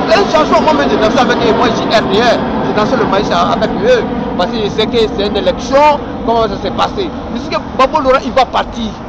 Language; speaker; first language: French; non-native, local second language; Dyula